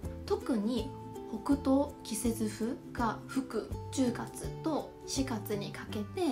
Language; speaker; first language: Japanese; non-native, fluent; Chinese